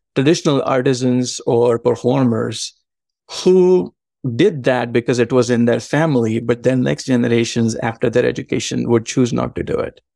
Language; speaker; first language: English; non-native, local second language; Marathi